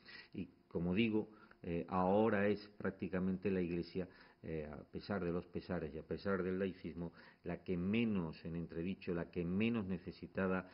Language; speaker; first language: Spanish; native; Spanish